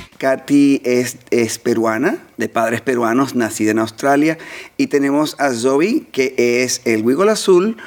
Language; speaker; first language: Spanish; native; Spanish